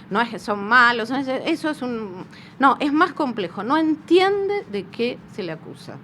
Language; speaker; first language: Spanish; native; Spanish